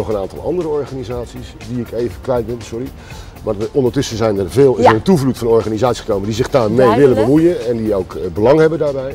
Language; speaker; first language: Dutch; native; Dutch